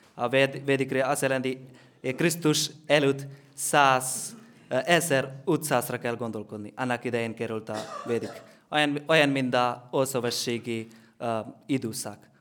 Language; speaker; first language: Hungarian; non-native, learner; Malayalam